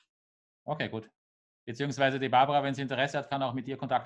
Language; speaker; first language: German; native; German